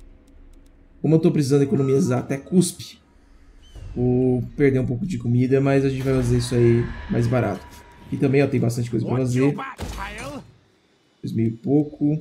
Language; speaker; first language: Portuguese; native; Portuguese